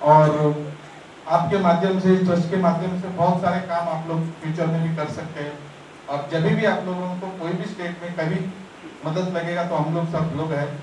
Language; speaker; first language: Hindi; non-native, local second language; Marathi